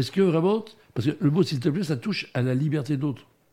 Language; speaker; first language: French; native; French